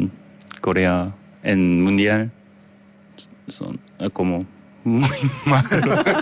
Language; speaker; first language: Spanish; non-native, learner; Korean